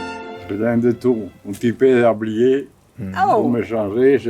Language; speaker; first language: French; non-native, fluent; Italian